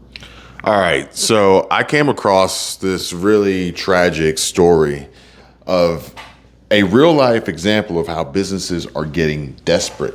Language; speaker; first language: English; native; English